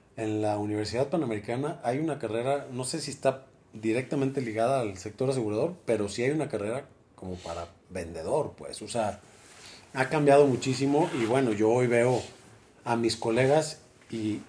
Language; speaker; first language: Spanish; native; Spanish